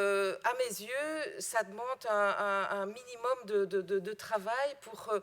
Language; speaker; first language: French; native; French